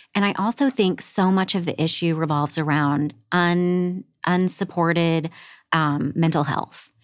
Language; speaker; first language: English; native; English